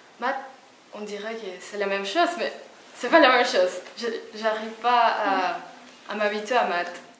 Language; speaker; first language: French; non-native, fluent; Spanish